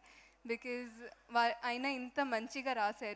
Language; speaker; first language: Telugu; non-native, fluent; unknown